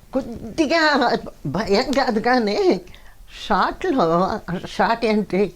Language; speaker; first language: Telugu; non-native, local second language; Kannada